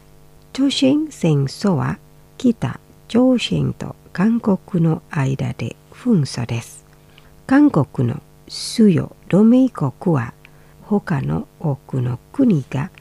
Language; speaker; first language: Japanese; non-native, fluent; Indonesian